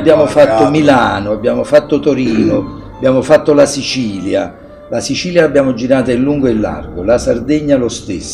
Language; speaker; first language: Italian; native; Italian